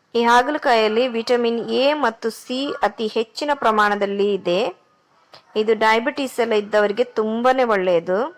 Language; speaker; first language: Kannada; non-native, local second language; Konkani